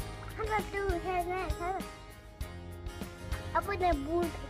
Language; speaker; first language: Korean; early bilingual, heritage; Korean